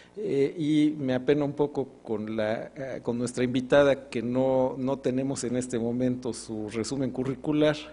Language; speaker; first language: Spanish; native; Spanish